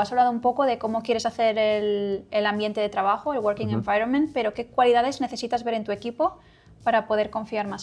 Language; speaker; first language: Spanish; native; Spanish